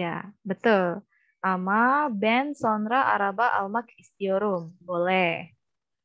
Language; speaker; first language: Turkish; non-native, fluent; Indonesian